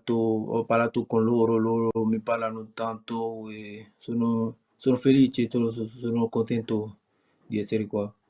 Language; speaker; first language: Italian; non-native, learner; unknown